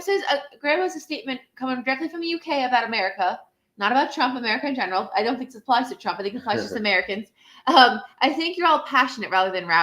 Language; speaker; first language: English; native; English